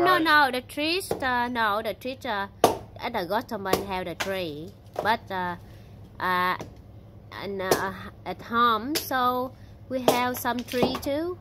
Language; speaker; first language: English; non-native, learner; Vietnamese